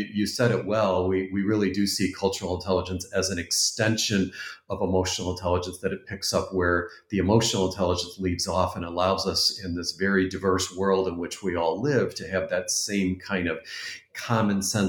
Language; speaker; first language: English; native; English